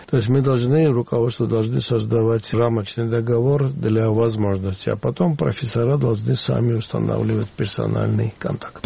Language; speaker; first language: Russian; non-native, local second language; Georgian